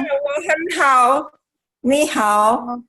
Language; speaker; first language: Chinese; non-native, learner; Indonesian